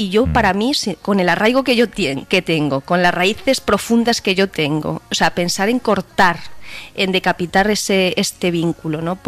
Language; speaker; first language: Spanish; native; Spanish